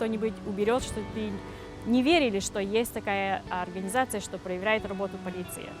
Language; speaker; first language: Russian; early bilingual, heritage; Russian